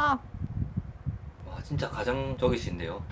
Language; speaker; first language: Korean; native; Korean